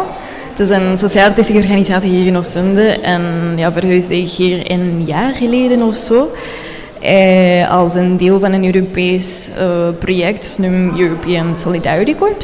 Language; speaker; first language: Dutch; non-native, learner; Spanish